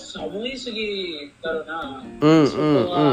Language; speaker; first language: Japanese; non-native, learner; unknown